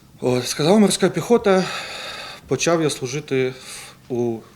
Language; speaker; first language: Ukrainian; non-native, local second language; Russian